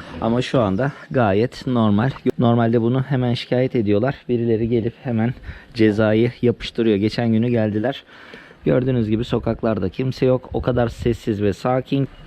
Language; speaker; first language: Turkish; early bilingual, heritage; Turkish